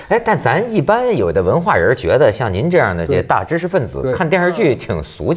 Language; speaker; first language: Chinese; native; Chinese